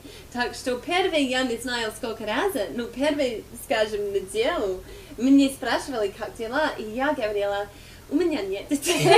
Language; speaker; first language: Russian; non-native, fluent; English